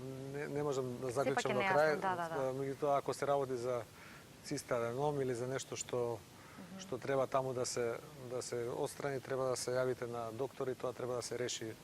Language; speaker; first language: Macedonian; native; Macedonian